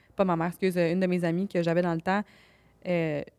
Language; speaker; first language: French; native; French